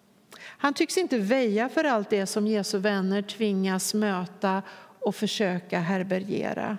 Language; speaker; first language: Swedish; native; Swedish